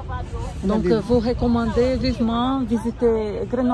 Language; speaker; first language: French; non-native, fluent; Portuguese